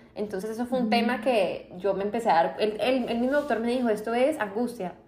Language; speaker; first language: Spanish; native; Spanish